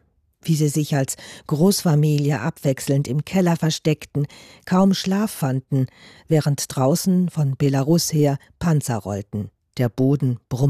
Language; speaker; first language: German; native; German